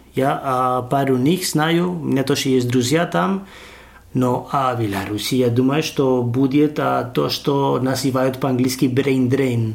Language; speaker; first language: Russian; non-native, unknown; Spanish